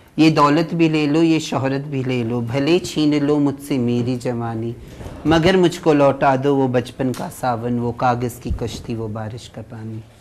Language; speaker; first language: Hindi; native; Hindi